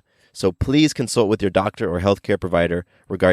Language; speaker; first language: English; native; English